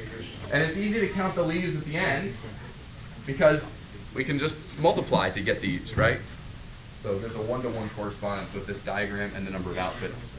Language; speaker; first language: English; native; English